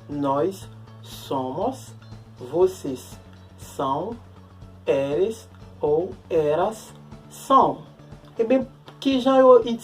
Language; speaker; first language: Portuguese; non-native, fluent; Haitian Creole